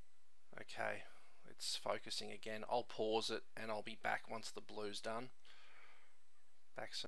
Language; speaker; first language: English; native; English